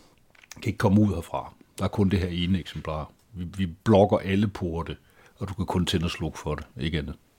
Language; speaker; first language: Danish; native; Danish